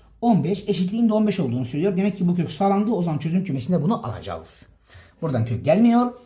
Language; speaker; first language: Turkish; native; Turkish